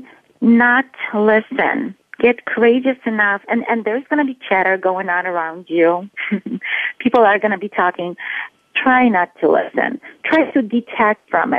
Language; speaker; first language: English; non-native, fluent; Polish